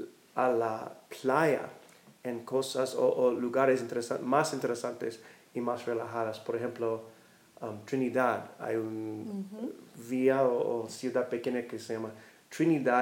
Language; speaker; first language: Spanish; non-native, fluent; English